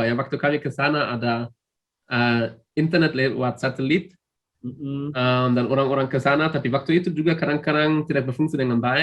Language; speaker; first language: Indonesian; non-native, fluent; German